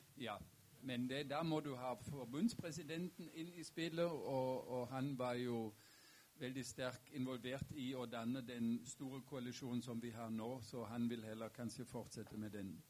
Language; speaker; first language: Norwegian; non-native, fluent; German